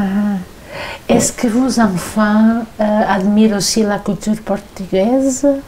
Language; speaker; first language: French; non-native, learner; Portuguese